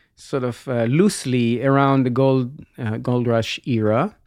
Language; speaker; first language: English; non-native, fluent; Hebrew